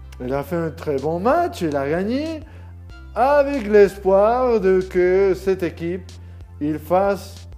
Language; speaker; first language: French; non-native, learner; Spanish